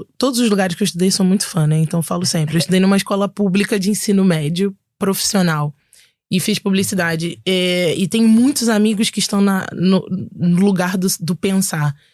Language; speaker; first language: Portuguese; native; Portuguese